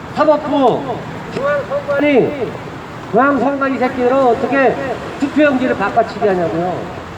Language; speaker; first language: Korean; native; Korean